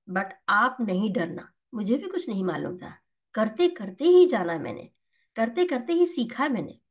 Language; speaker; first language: Hindi; native; Hindi